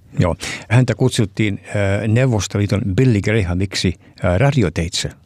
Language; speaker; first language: Finnish; early bilingual, heritage; Finnish